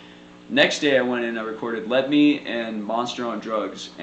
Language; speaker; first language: English; native; English